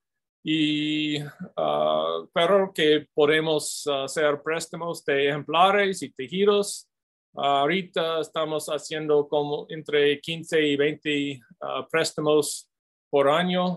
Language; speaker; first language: Spanish; non-native, fluent; English